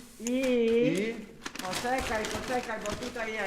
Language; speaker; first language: Polish; non-native, fluent; Italian